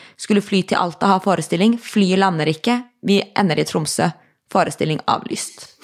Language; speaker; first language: Norwegian; native; Norwegian